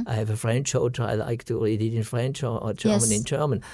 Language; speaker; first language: English; non-native, fluent; German